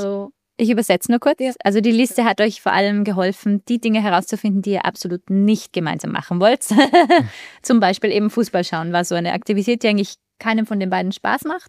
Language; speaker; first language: German; native; German